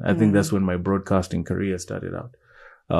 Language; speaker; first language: English; non-native, local second language; Shona